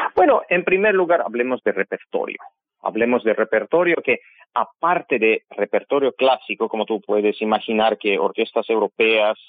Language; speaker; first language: Spanish; non-native, fluent; Armenian